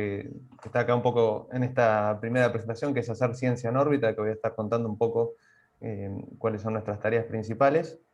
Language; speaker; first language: Spanish; native; Spanish